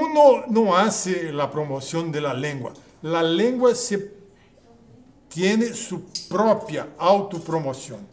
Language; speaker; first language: Spanish; non-native, fluent; Portuguese